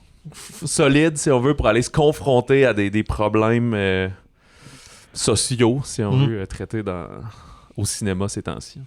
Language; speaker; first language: French; native; French